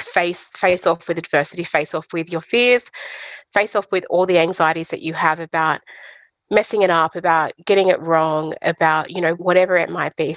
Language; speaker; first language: English; native; English